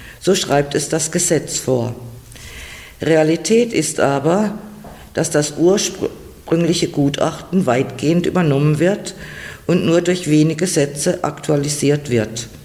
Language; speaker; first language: German; native; German